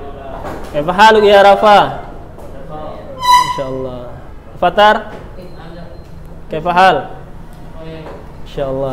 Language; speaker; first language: Arabic; non-native, fluent; Indonesian